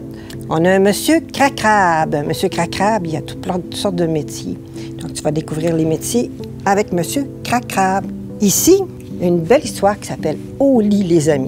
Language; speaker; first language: French; native; French